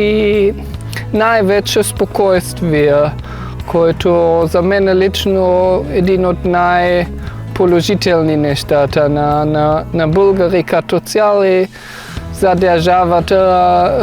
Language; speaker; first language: Bulgarian; non-native, fluent; German